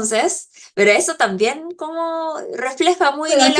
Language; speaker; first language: Spanish; non-native, fluent; Korean